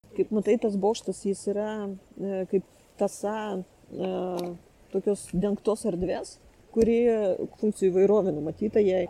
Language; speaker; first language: Lithuanian; non-native, local second language; Russian